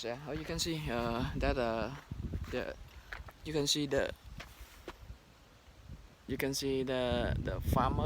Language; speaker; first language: English; non-native, learner; Khmer